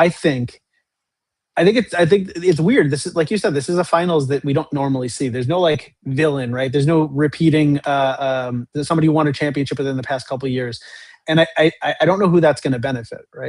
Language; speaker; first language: English; native; English